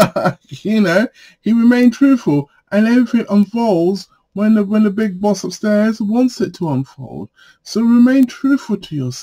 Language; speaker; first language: English; native; English